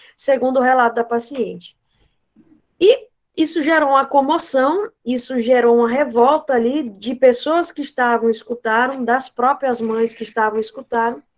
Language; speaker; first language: Portuguese; non-native, fluent; Spanish